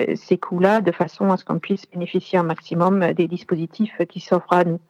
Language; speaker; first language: French; non-native, fluent; German